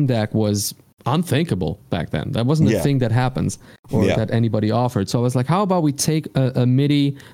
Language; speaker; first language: English; non-native, fluent; Swiss German